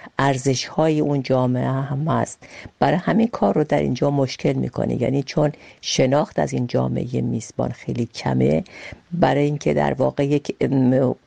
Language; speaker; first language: Persian; native; Persian